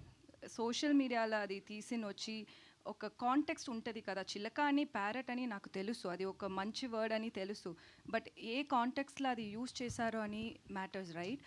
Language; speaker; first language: Telugu; non-native, learner; Tamil